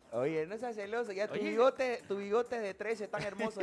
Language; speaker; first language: Spanish; native; Spanish